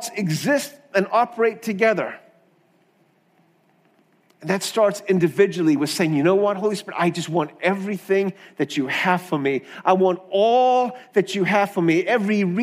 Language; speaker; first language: English; native; English